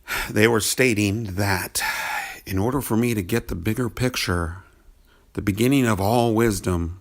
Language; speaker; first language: English; native; English